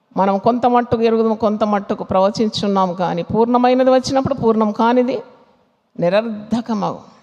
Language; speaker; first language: Telugu; non-native, fluent; Malayalam